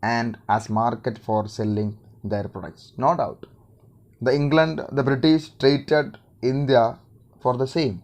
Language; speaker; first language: English; non-native, local second language; Malayalam